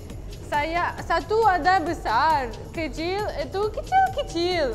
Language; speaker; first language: Indonesian; non-native, learner; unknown